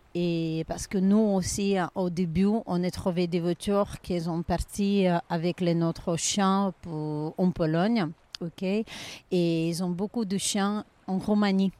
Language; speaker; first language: French; non-native, learner; Ukrainian